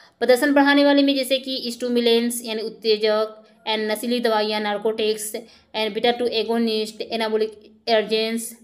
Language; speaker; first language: Hindi; native; Hindi